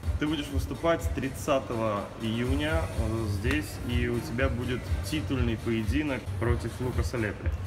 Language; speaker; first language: Russian; native; Russian